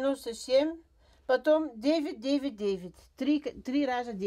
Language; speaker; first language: Russian; non-native, fluent; Dutch